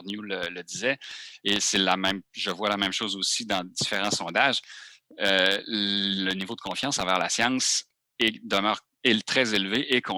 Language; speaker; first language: French; native; French